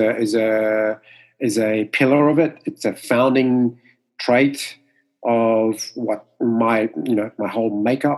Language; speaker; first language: English; non-native, fluent; Morisyen